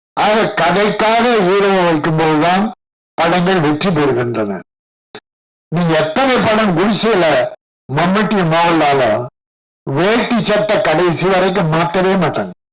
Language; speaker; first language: Tamil; native; Tamil